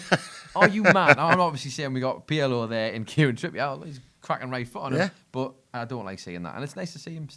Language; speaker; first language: English; native; English